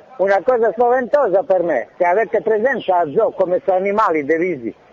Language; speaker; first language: Italian; non-native, learner; Croatian